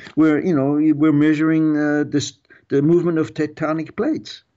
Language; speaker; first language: English; early bilingual, other home language; German